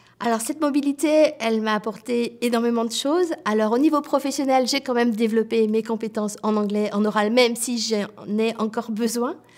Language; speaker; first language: French; native; French